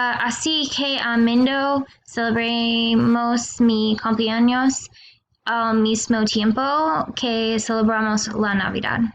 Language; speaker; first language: Spanish; non-native, learner; English